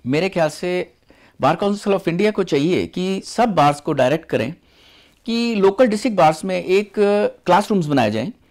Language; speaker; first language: Hindi; non-native, local second language; Punjabi